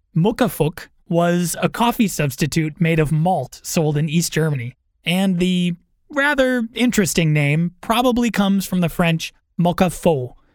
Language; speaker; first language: English; native; English